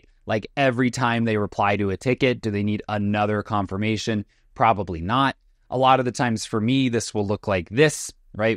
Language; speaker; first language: English; native; English